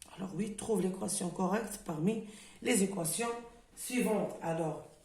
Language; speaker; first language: French; non-native, local second language; Arabic